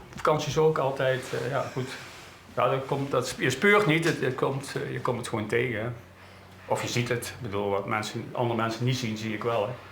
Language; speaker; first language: Dutch; native; Dutch